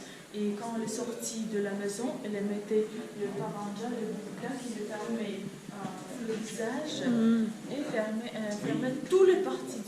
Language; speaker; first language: French; non-native, learner; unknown